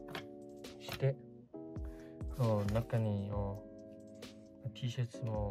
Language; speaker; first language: Japanese; non-native, fluent; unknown